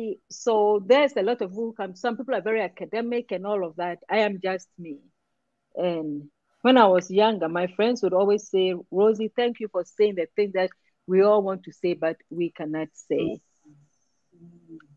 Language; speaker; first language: English; non-native, local second language; Akan